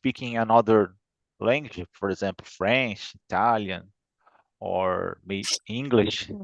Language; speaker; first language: English; non-native, fluent; Portuguese